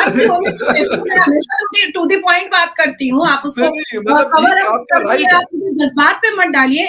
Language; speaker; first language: Hindi; native; Hindi